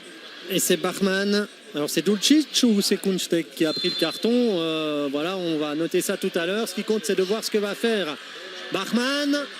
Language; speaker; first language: French; native; French